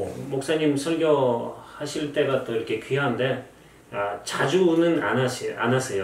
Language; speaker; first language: Korean; non-native, fluent; Russian